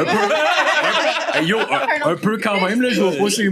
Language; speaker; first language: French; native; French